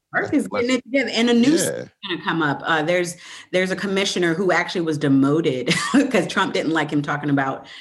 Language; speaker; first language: English; native; English